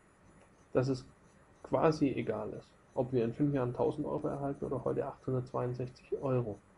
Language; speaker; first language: German; native; German